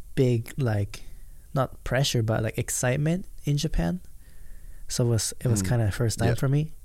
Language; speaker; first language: English; non-native, fluent; Japanese